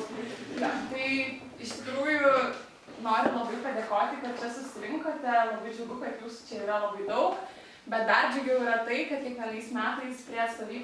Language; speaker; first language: Lithuanian; native; Lithuanian